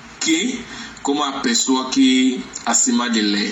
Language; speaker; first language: Portuguese; non-native, learner; Yoruba